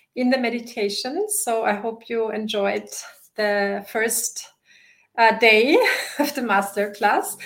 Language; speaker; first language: English; non-native, fluent; German